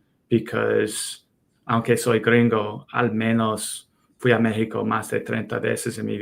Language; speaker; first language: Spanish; non-native, fluent; English